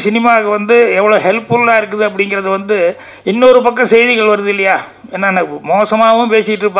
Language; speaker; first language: Tamil; native; Tamil